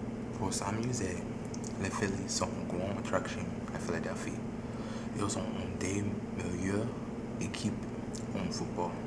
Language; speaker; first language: French; non-native, learner; English